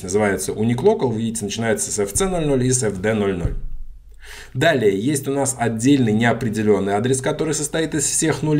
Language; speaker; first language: Russian; native; Russian